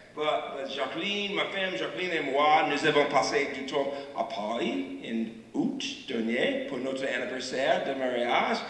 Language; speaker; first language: French; non-native, learner; English